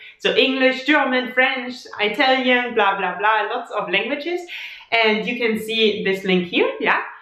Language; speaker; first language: English; non-native, fluent; German